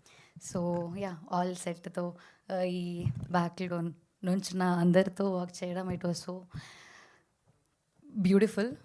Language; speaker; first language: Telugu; non-native, learner; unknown